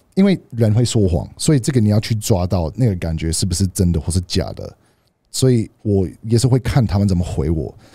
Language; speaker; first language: Chinese; non-native, fluent; English